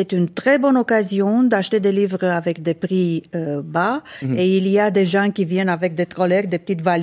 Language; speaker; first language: French; non-native, fluent; Romanian